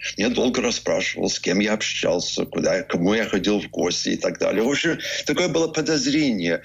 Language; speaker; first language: Russian; early bilingual, heritage; English